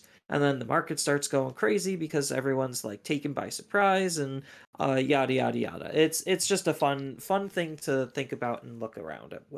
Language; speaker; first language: English; native; English